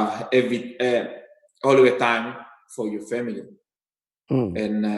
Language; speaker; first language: English; non-native, learner; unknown